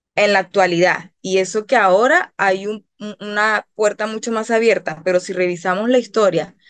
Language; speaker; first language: Spanish; native; Spanish